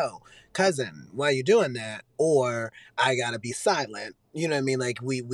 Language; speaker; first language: English; native; English